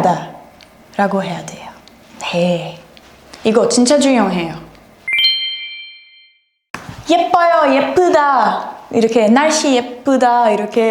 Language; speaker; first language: Korean; non-native, learner; Portuguese